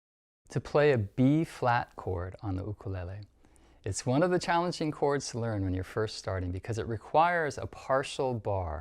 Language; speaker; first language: English; native; English